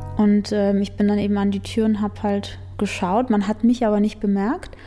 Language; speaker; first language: German; early bilingual, other home language; Polish